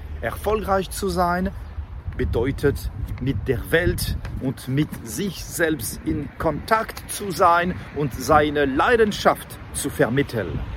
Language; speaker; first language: German; non-native, fluent; French